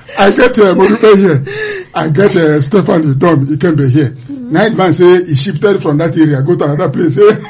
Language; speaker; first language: Nigerian Pidgin; non-native, local second language; Yoruba